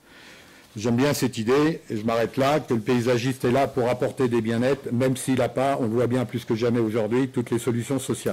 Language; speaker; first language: French; native; French